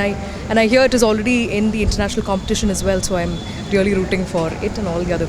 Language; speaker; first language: English; non-native, local second language; Telugu